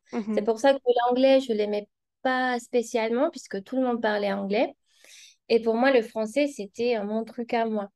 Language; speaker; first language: French; non-native, fluent; Spanish